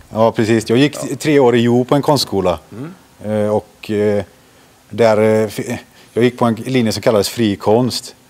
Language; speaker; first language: Swedish; early bilingual, other home language; Finnish